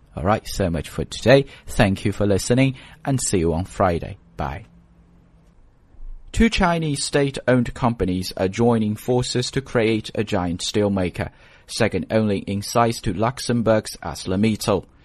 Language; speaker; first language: English; non-native, fluent; Chinese